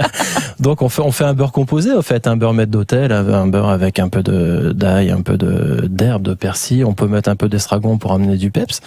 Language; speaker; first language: French; native; French